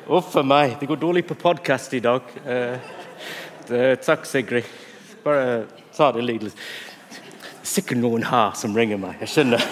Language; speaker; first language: Norwegian; non-native, fluent; English